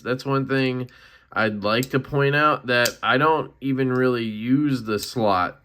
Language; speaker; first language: English; native; English